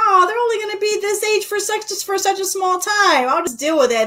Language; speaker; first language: English; native; English